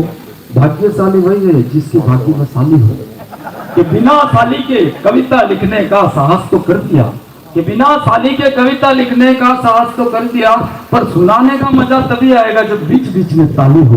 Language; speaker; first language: Hindi; non-native, local second language; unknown